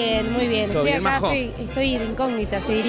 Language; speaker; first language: Spanish; native; Spanish